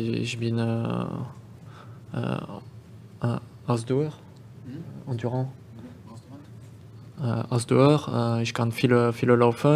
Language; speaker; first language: German; non-native, learner; French